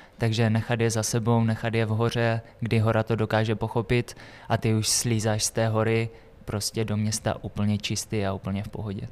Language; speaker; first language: Czech; native; Czech